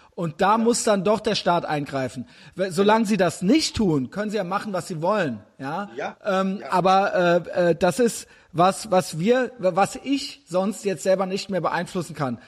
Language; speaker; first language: German; native; German